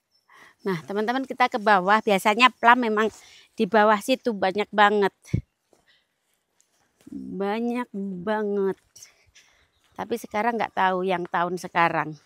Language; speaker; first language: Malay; non-native, local second language; Javanese